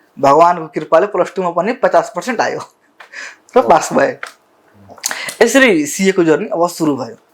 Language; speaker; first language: Nepali; non-native, local second language; Bhojpuri